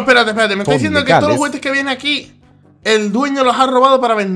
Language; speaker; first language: Spanish; native; Spanish